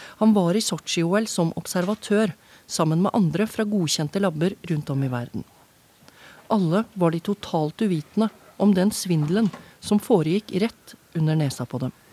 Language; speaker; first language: Norwegian; native; Norwegian